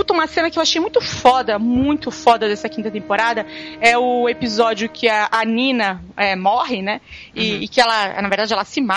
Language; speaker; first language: Portuguese; native; Portuguese